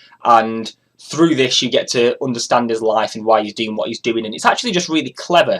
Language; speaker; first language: English; native; English